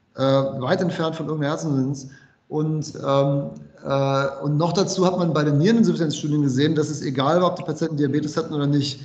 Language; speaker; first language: German; native; German